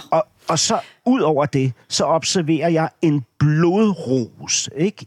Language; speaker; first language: Danish; native; Danish